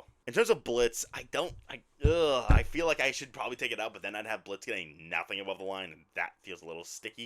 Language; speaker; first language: English; native; English